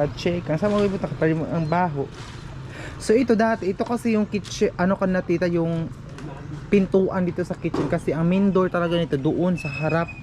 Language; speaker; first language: Filipino; non-native, local second language; Cebuano